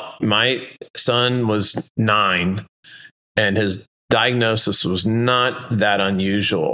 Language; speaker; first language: English; native; English